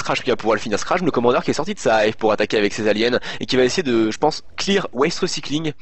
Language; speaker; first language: French; native; French